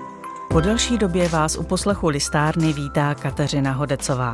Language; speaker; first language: Czech; native; Czech